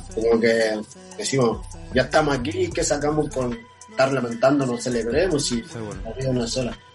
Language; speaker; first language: Spanish; non-native, fluent; Portuguese